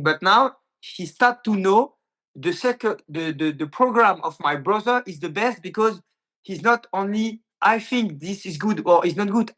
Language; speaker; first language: English; non-native, learner; French